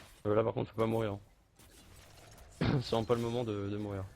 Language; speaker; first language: French; native; French